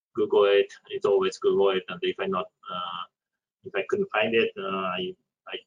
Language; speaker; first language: English; non-native, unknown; Japanese